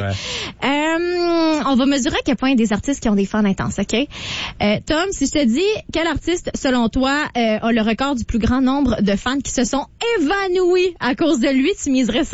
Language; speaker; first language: French; native; French